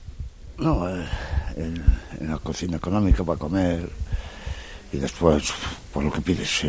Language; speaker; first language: Spanish; native; Spanish